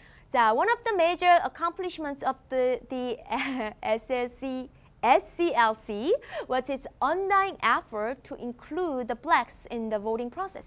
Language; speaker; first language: English; non-native, fluent; Korean